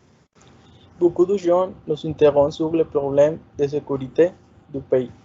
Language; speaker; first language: French; non-native, learner; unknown